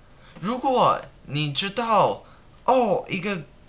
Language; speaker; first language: Chinese; non-native, learner; English